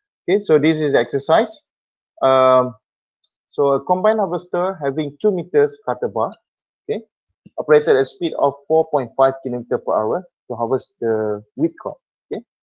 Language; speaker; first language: English; non-native, local second language; Malay